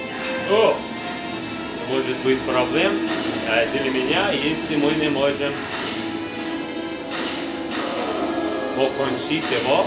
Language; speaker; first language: Russian; non-native, learner; English